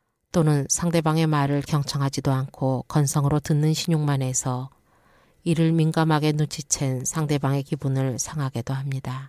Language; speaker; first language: Korean; native; Korean